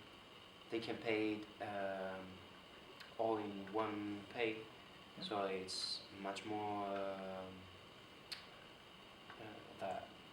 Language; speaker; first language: English; non-native, fluent; Spanish